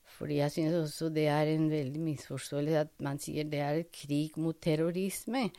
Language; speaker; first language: Norwegian; non-native, fluent; Spanish